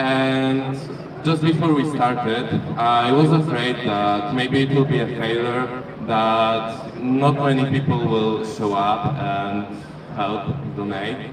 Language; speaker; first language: English; non-native, fluent; Polish